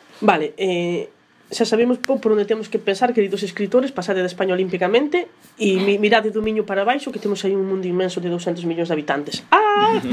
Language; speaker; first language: Galician; non-native, local second language; Spanish